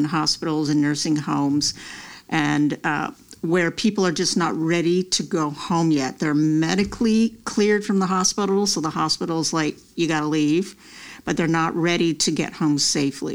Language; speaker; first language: English; native; English